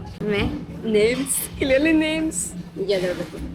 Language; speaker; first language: French; non-native, learner; Spanish